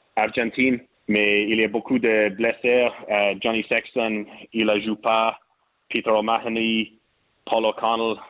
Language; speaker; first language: French; non-native, learner; English